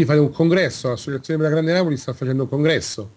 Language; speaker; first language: Italian; native; Italian